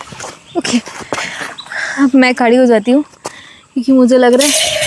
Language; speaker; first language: Hindi; native; Hindi